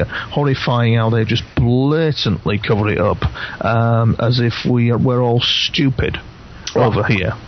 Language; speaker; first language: English; native; English